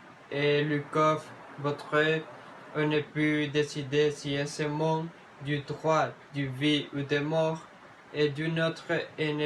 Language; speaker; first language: French; non-native, learner; Spanish